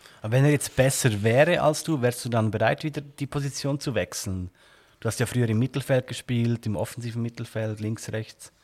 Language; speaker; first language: German; native; German